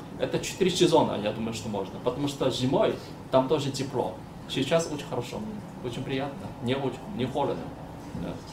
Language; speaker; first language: Russian; non-native, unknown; Chinese